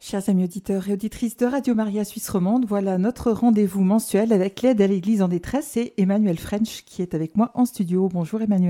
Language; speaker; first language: French; native; French